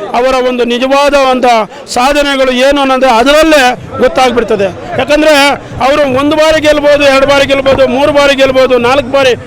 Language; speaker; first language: Kannada; native; Kannada